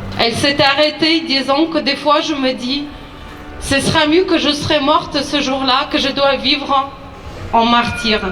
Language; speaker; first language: French; non-native, fluent; Ukrainian